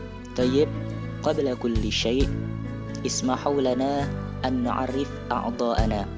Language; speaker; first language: Arabic; non-native, learner; Indonesian